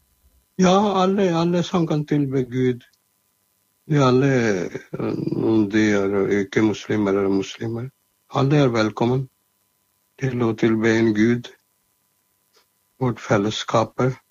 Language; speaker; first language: Norwegian; non-native, learner; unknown